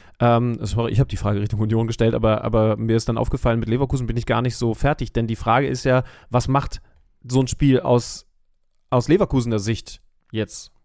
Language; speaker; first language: German; native; German